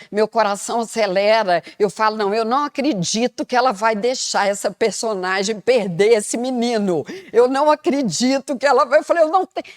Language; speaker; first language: Portuguese; native; Portuguese